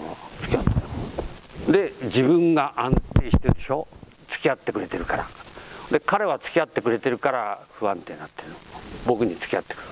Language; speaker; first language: Japanese; native; Japanese